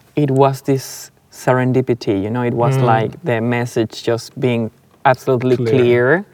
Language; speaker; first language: English; non-native, fluent; Spanish